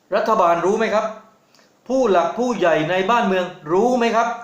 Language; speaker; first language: Thai; native; Thai